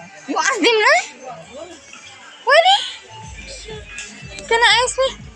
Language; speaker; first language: English; non-native, local second language; Filipino